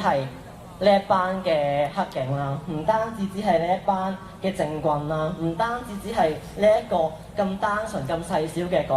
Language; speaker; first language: Cantonese; native; Cantonese